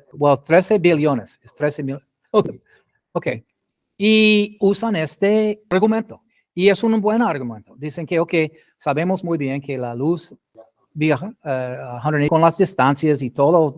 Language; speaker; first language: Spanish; non-native, fluent; English